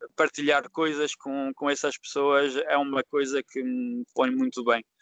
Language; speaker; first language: Portuguese; early bilingual, heritage; Portuguese